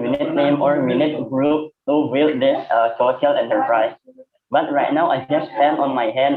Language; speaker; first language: English; non-native, learner; Indonesian